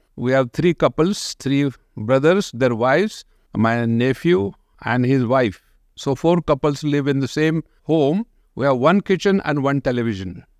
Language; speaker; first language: English; non-native, local second language; Marathi